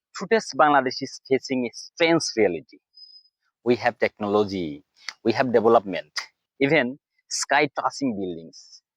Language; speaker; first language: English; non-native, local second language; Bangla